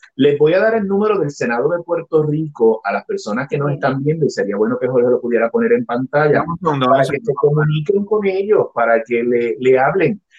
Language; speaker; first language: Spanish; native; Spanish